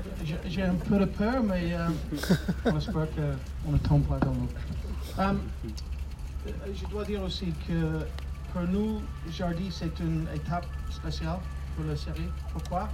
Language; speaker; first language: French; non-native, fluent; English